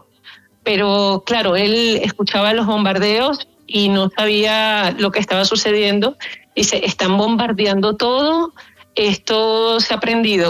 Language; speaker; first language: Spanish; native; Spanish